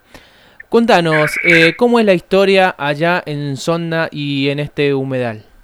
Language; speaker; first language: Spanish; native; Spanish